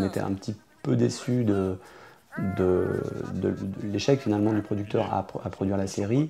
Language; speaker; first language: French; native; French